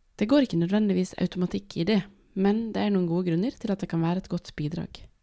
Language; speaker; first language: Norwegian; native; Norwegian